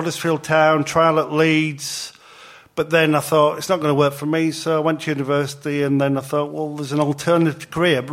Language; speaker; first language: English; native; English